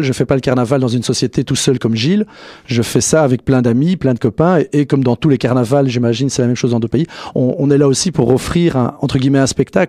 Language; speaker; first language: French; native; French